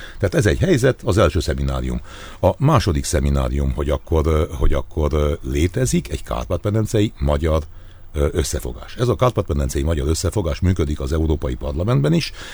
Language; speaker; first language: Hungarian; native; Hungarian